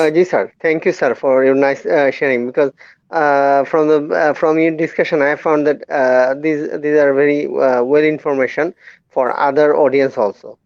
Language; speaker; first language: English; non-native, local second language; Bangla